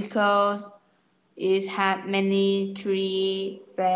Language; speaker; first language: English; non-native, learner; Vietnamese